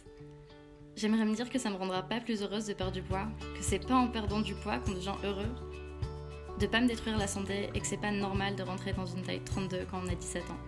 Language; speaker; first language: French; native; French